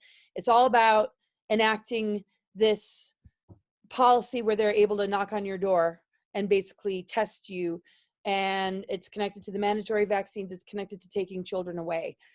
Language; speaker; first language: English; native; English